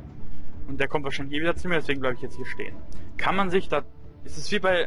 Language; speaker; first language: German; native; German